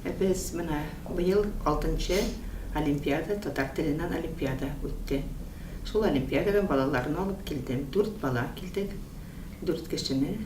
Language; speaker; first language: Tatar; early bilingual, heritage; Tatar